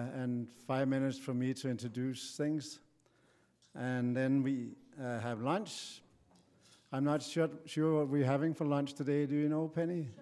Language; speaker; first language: English; non-native, fluent; Danish